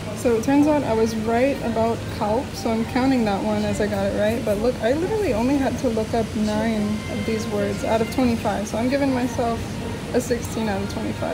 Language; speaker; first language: English; native; English